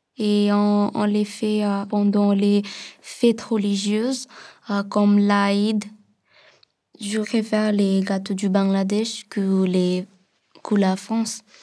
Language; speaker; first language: French; non-native, fluent; Bangla